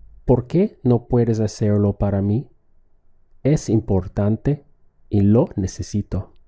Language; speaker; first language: Spanish; non-native, fluent; English